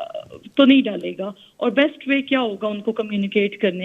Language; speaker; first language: Urdu; native; Urdu